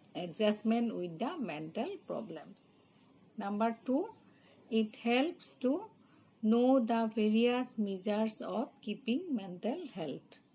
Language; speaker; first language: English; non-native, local second language; Assamese